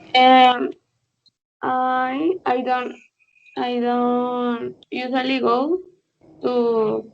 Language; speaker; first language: English; non-native, learner; Spanish